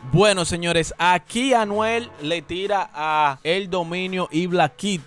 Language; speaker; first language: Spanish; native; Spanish